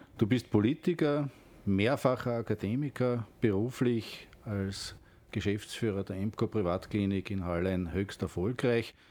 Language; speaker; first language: German; native; German